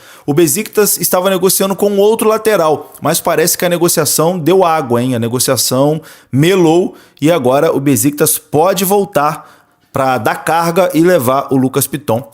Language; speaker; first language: Portuguese; native; Portuguese